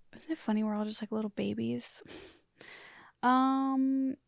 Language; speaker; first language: English; native; English